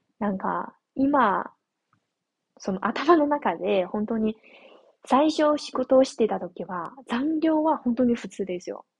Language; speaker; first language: Japanese; non-native, fluent; Chinese